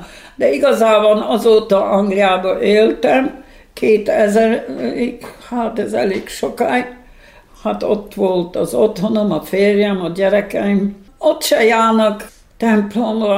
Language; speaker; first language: Hungarian; early bilingual, heritage; Hungarian